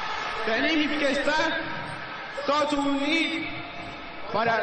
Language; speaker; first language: Catalan; non-native, local second language; Spanish